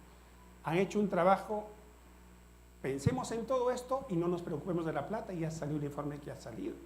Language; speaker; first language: Spanish; native; Spanish